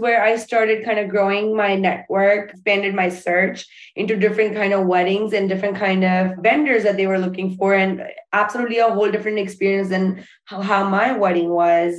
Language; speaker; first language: English; non-native, local second language; Urdu